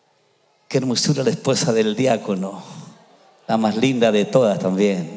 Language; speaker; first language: Spanish; native; Spanish